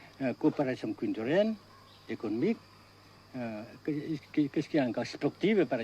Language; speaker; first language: French; non-native, fluent; Vietnamese